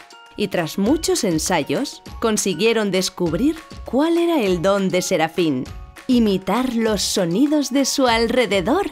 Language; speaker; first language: Spanish; native; Spanish